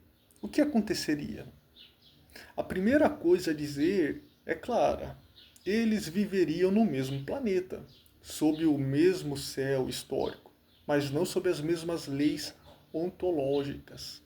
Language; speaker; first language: Portuguese; native; Portuguese